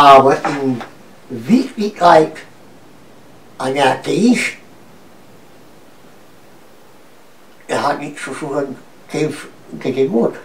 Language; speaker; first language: German; non-native, learner; Romanian